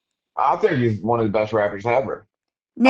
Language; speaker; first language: English; native; English